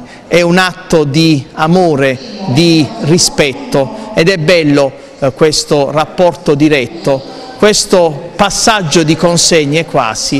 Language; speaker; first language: Italian; native; Italian